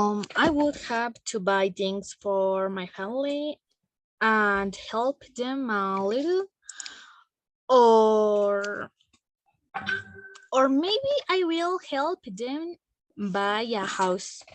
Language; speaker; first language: English; non-native, learner; Spanish